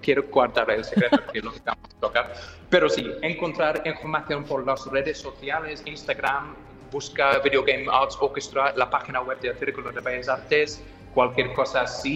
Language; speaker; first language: Spanish; non-native, fluent; English